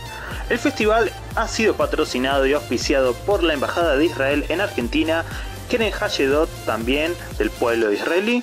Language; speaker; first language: Spanish; native; Spanish